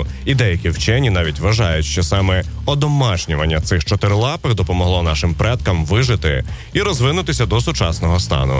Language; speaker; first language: Ukrainian; native; Ukrainian